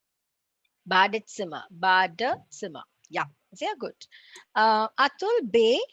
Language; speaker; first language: German; non-native, learner; Tamil